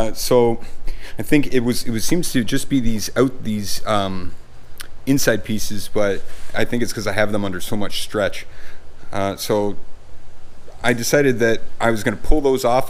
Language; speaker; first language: English; native; English